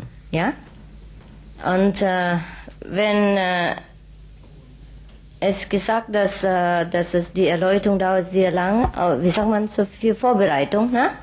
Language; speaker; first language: German; non-native, fluent; Vietnamese